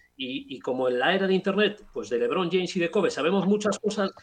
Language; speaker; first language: Spanish; native; Spanish